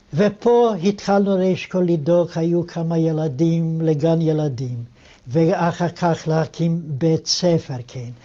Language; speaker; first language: Hebrew; non-native, fluent; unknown